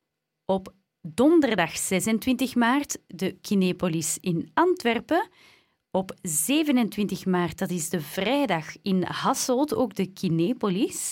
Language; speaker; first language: Dutch; native; Dutch